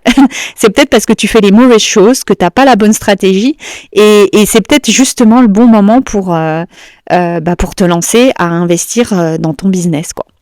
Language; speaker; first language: French; native; French